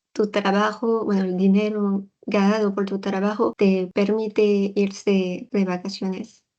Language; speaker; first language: Spanish; non-native, fluent; French